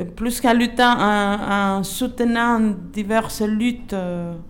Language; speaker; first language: French; non-native, fluent; Spanish